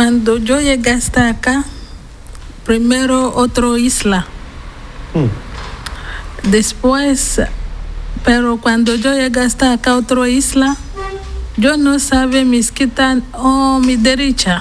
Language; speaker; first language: Spanish; non-native, learner; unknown